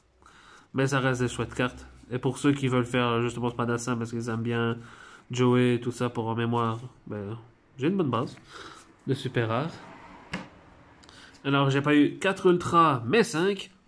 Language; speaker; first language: French; native; French